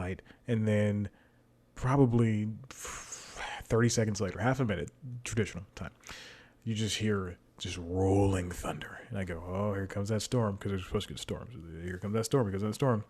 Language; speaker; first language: English; native; English